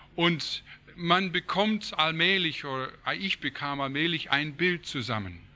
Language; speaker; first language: German; non-native, fluent; English